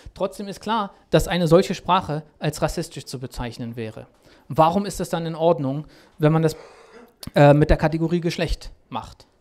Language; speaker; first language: German; native; German